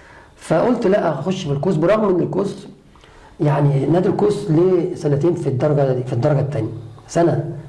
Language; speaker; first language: Arabic; native; Arabic